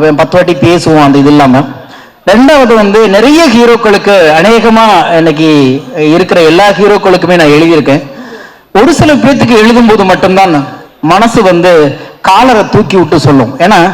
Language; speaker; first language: Tamil; native; Tamil